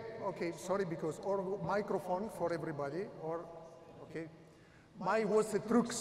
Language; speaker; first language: English; non-native, learner; Italian